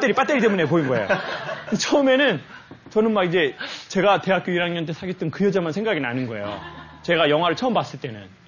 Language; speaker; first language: Korean; native; Korean